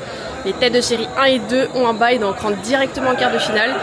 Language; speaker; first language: French; native; French